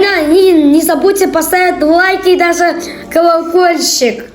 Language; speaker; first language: Russian; non-native, local second language; Kazakh